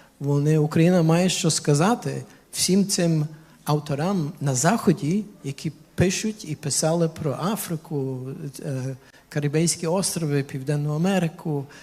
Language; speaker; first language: Ukrainian; early bilingual, heritage; Ukrainian